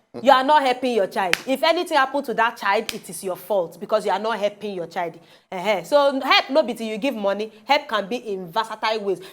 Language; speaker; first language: Nigerian Pidgin; non-native, local second language; Yoruba